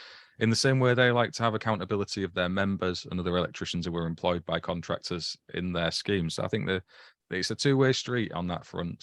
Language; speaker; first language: English; native; English